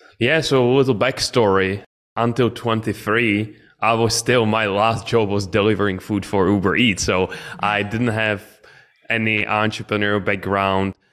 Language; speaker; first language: English; non-native, fluent; Czech